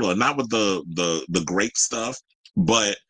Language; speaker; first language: English; native; English